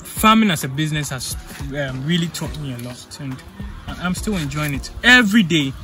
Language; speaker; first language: English; non-native, local second language; Akan